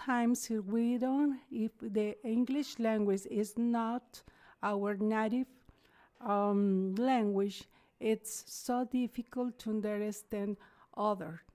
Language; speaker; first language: English; non-native, learner; Spanish